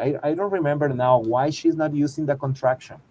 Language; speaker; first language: English; non-native, fluent; Spanish